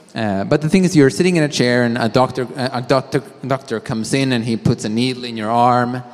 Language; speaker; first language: English; non-native, fluent; Swedish